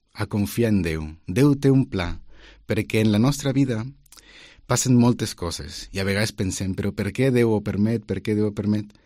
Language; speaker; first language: Catalan; non-native, fluent; Spanish